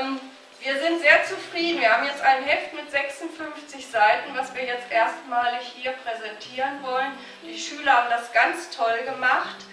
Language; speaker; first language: German; native; German